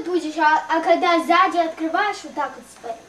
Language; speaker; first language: Russian; early bilingual, heritage; Russian